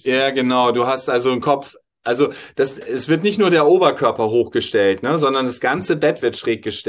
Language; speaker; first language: German; native; German